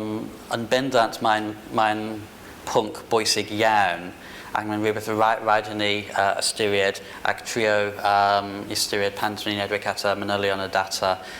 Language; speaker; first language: Welsh; non-native, fluent; English